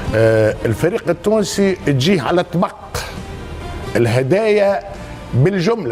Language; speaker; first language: Arabic; native; Arabic